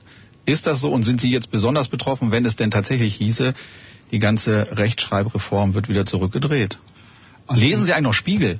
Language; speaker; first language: German; native; German